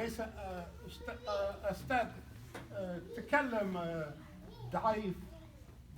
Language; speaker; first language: Arabic; non-native, learner; English